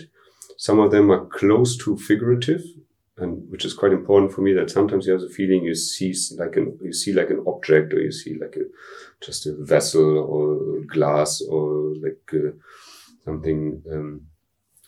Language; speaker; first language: English; non-native, fluent; German